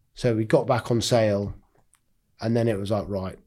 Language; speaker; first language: English; native; English